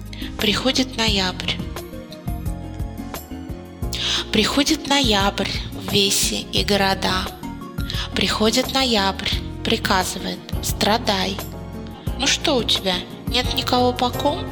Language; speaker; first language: Russian; native; Russian